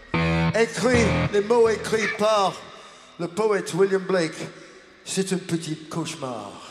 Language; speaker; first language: French; non-native, learner; English